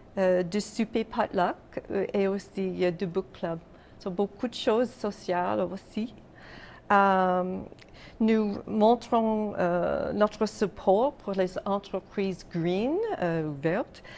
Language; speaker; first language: French; non-native, local second language; English